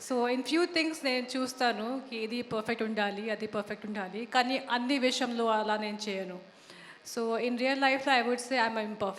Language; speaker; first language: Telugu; non-native, fluent; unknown